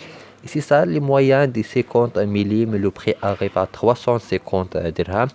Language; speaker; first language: French; non-native, learner; Arabic